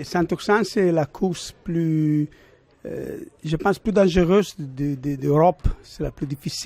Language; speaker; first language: French; non-native, learner; Italian